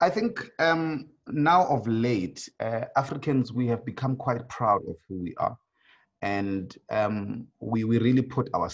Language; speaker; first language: English; non-native, local second language; Swati